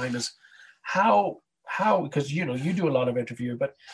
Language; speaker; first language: English; native; English